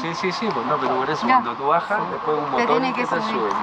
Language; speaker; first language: Spanish; native; Spanish